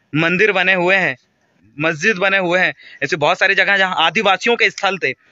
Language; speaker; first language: Hindi; native; Hindi